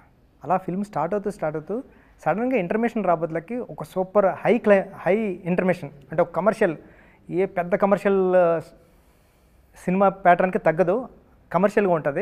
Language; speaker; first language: Telugu; native; Telugu